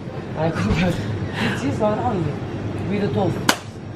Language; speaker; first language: English; non-native, learner; Korean